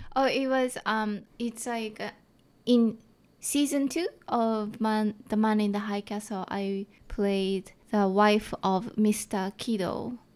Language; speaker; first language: English; non-native, fluent; Japanese